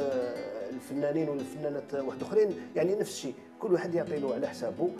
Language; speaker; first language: Arabic; native; Arabic